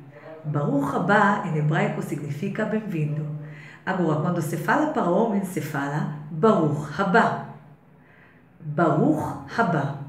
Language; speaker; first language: Portuguese; non-native, fluent; Hebrew